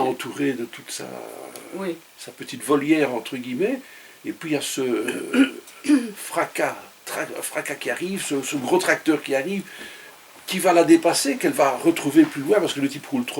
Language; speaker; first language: French; native; French